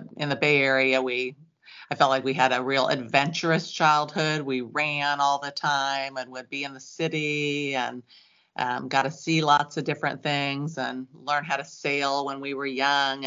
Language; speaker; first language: English; native; English